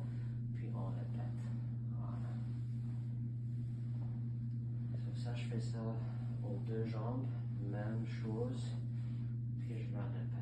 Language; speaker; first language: French; native; French